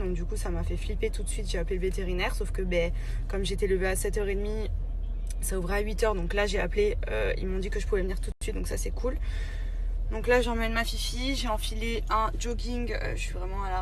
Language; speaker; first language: French; native; French